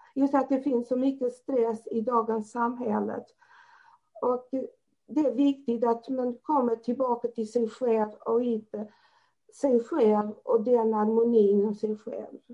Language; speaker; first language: Swedish; non-native, fluent; Portuguese